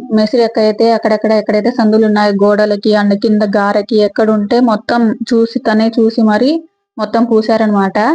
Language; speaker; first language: Telugu; native; Telugu